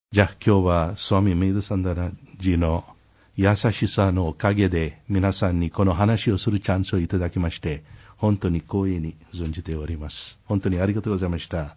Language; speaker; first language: Japanese; non-native, fluent; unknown